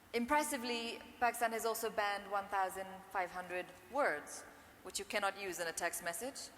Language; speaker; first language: English; non-native, local second language; Urdu